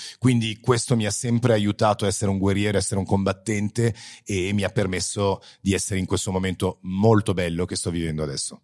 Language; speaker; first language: Italian; early bilingual, heritage; Italian